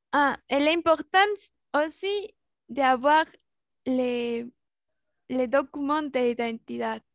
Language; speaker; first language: French; non-native, learner; Spanish